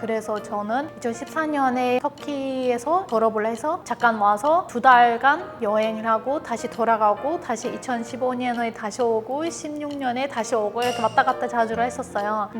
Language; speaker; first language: Korean; non-native, fluent; Turkish